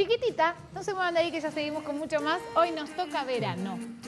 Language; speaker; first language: Spanish; native; Spanish